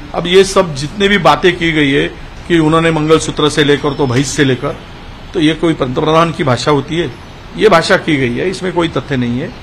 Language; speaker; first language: Hindi; non-native, local second language; Marathi